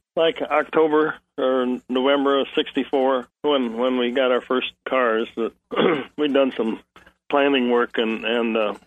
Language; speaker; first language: English; native; English